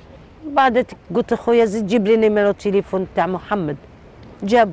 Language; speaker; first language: Arabic; native; Arabic